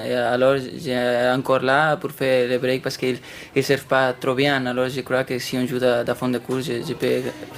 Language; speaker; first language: French; non-native, fluent; Spanish